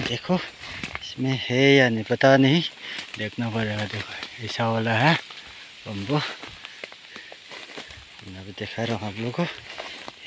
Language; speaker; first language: Hindi; non-native, local second language; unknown